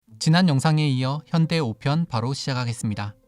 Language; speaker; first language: Korean; native; Korean